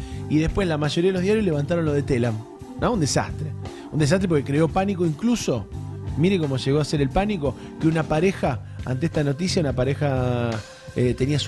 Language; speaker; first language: Spanish; native; Spanish